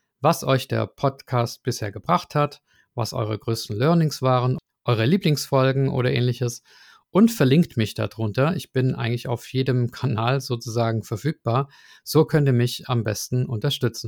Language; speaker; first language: German; native; German